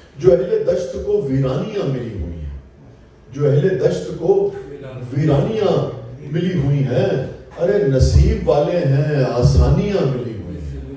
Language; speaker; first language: Urdu; non-native, local second language; Punjabi